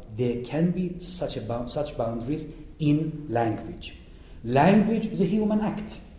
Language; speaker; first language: English; non-native, fluent; Persian